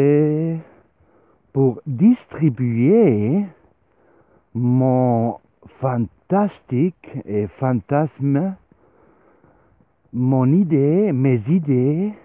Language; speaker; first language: French; non-native, learner; Swiss German